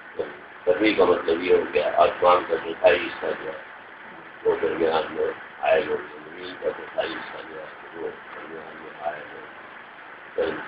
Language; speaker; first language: Urdu; non-native, local second language; Punjabi